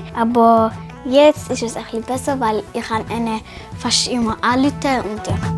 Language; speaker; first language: German; early bilingual, other home language; Tigrinya